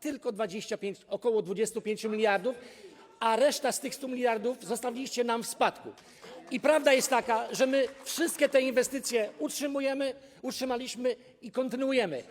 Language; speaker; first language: Polish; native; Polish